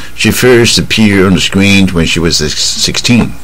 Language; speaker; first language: English; non-native, fluent; Chinese